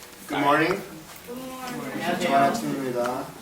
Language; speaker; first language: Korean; early bilingual, heritage; Korean